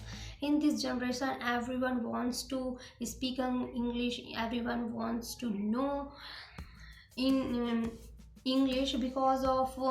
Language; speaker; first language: English; non-native, learner; Hindi